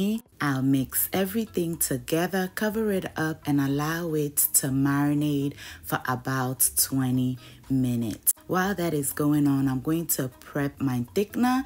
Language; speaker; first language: English; non-native, local second language; Ga